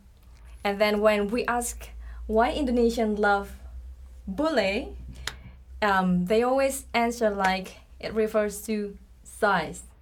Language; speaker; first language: English; non-native, learner; Indonesian